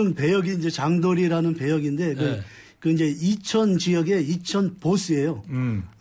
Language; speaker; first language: Korean; native; Korean